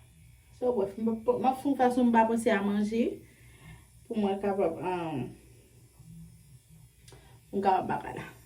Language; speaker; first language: French; non-native, learner; Haitian Creole